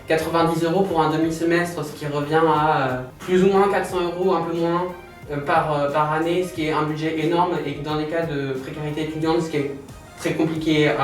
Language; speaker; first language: French; native; French